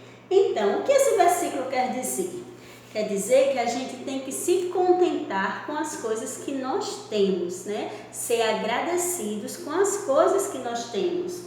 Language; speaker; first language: Portuguese; native; Portuguese